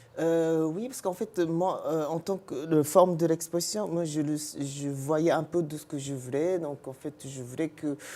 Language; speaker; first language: French; non-native, fluent; Japanese